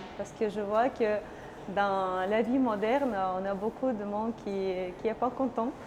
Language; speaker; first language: French; non-native, learner; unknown